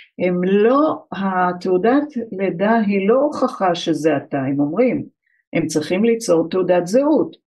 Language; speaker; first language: Hebrew; early bilingual, other home language; English